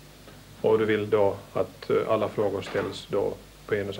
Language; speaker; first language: Swedish; native; Swedish